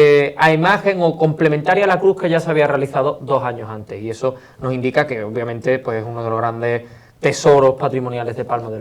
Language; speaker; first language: Spanish; native; Spanish